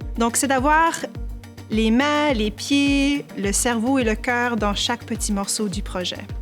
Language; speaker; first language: French; native; French